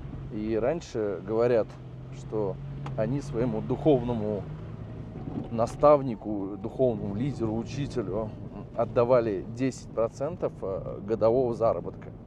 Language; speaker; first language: Russian; native; Russian